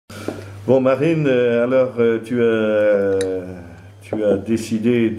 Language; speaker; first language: French; non-native, fluent; Dutch